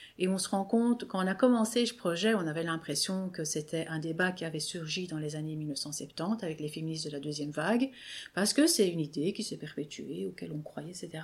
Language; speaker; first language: French; native; French